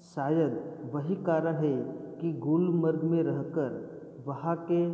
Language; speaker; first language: Hindi; non-native, local second language; Gujarati